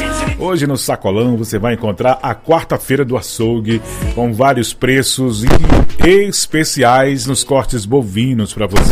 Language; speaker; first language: Portuguese; native; Portuguese